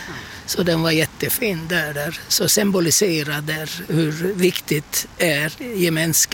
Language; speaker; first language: Swedish; non-native, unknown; Turkish